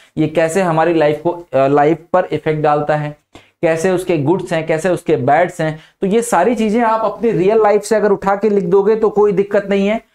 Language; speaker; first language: Hindi; native; Hindi